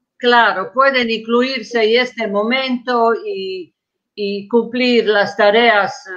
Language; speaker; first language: Spanish; non-native, fluent; Croatian